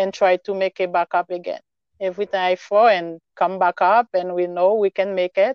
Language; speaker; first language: English; non-native, learner; Haitian Creole